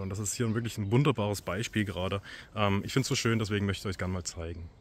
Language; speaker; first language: German; native; German